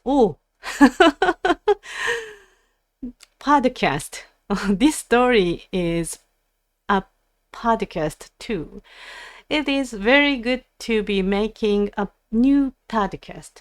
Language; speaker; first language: English; non-native, learner; Japanese